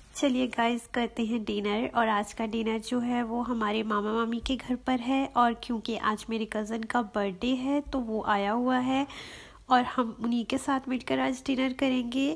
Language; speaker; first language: Hindi; native; Hindi